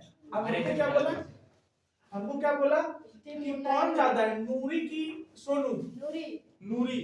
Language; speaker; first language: Hindi; native; Hindi